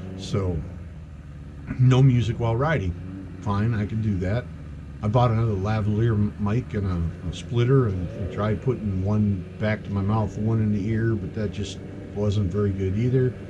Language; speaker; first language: English; native; English